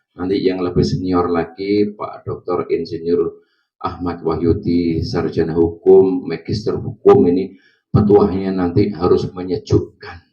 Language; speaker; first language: Indonesian; non-native, local second language; Javanese